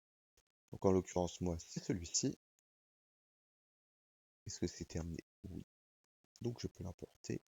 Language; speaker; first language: French; native; French